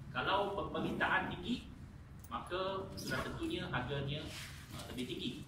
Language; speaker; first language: Malay; non-native, local second language; Chinese